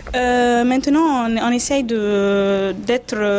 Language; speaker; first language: French; non-native, fluent; Arabic